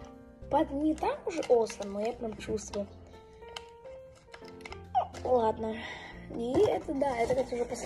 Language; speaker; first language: Russian; early bilingual, heritage; Russian